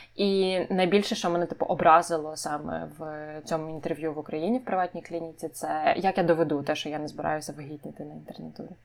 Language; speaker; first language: Ukrainian; native; Ukrainian